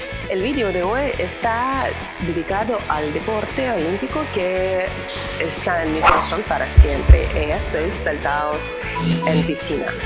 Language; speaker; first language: Spanish; non-native, learner; Russian